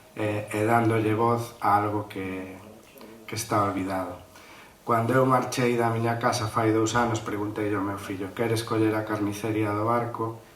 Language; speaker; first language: Galician; native; Galician